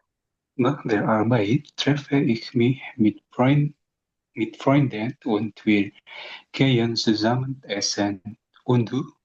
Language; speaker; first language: German; non-native, learner; Indonesian